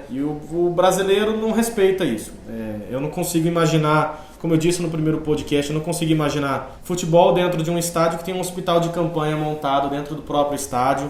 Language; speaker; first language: Portuguese; native; Portuguese